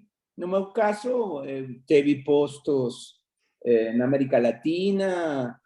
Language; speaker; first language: Portuguese; non-native, fluent; Spanish